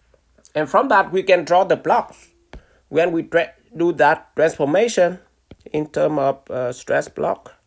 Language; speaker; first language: English; non-native, fluent; Vietnamese